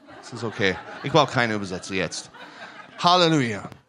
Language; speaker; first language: German; non-native, learner; English